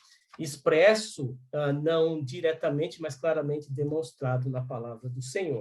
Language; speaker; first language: Portuguese; native; Portuguese